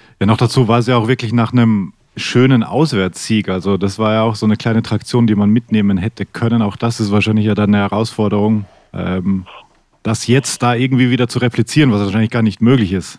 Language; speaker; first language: German; native; German